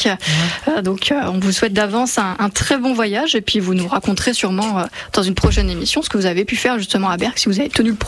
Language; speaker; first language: French; native; French